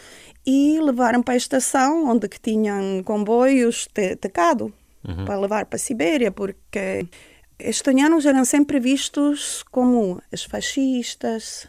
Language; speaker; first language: Portuguese; non-native, fluent; Estonian